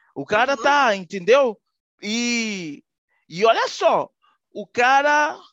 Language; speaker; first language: Portuguese; non-native, fluent; Haitian Creole